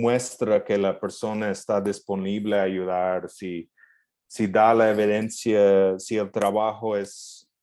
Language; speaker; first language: Spanish; non-native, fluent; English